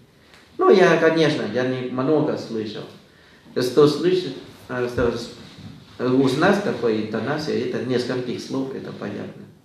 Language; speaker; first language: Russian; non-native, fluent; Thai